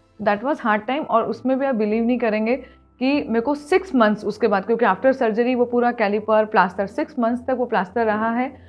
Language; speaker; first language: Hindi; native; Hindi